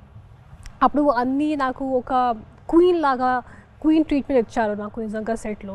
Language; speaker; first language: Telugu; non-native, local second language; Hindi